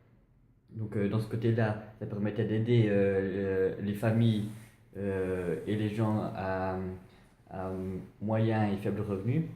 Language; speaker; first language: French; native; French